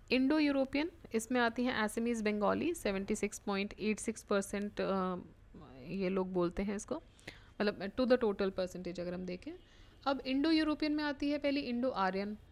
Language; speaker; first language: Hindi; native; Hindi